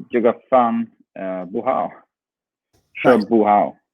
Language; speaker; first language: Chinese; non-native, learner; English